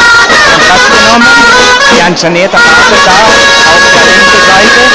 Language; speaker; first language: German; non-native, fluent; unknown